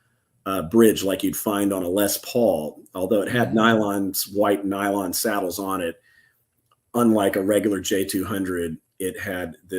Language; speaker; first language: English; native; English